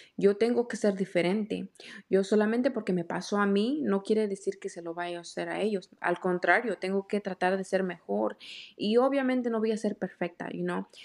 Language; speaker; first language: Spanish; native; Spanish